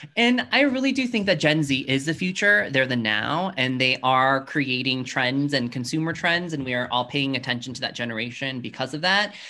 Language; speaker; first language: English; native; English